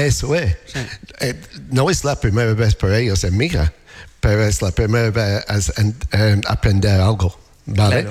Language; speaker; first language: Spanish; non-native, learner; English